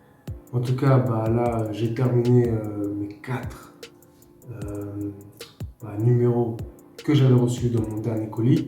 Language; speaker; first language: French; native; French